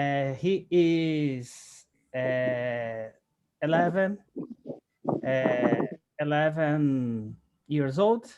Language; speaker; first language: English; non-native, learner; Portuguese